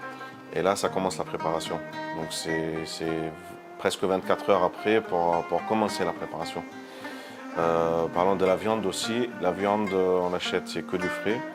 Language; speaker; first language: French; non-native, local second language; Arabic